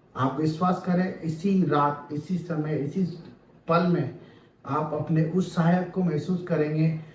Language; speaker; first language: Hindi; native; Hindi